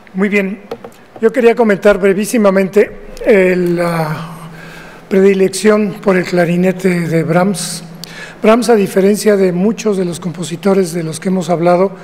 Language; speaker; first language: Spanish; native; Spanish